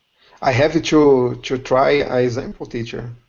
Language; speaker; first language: English; non-native, learner; Portuguese